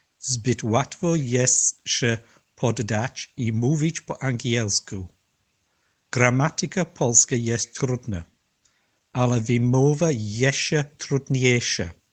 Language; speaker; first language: Polish; non-native, learner; English